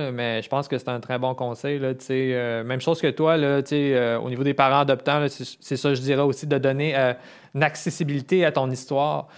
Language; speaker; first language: French; native; French